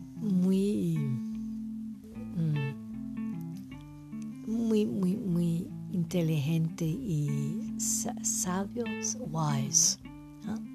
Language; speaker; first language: Spanish; non-native, fluent; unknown